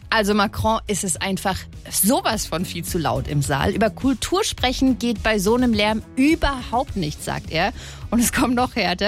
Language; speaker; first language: German; native; German